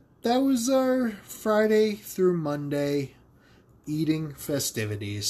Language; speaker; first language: English; native; English